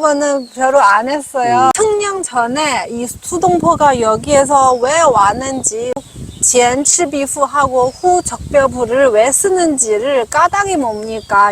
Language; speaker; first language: Korean; non-native, fluent; Chinese